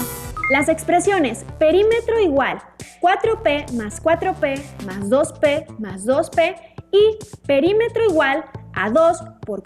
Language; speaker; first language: Spanish; native; Spanish